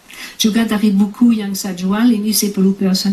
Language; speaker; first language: Indonesian; non-native, fluent; French